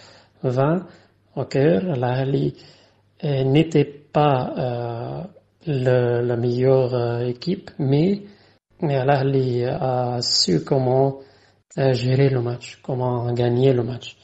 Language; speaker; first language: French; non-native, fluent; Arabic